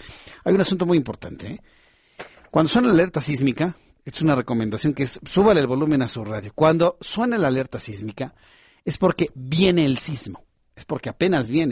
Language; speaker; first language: Spanish; native; Spanish